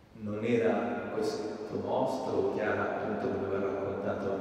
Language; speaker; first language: Italian; native; Italian